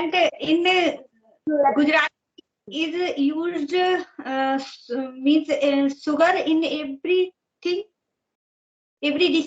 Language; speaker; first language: English; non-native, learner; Hindi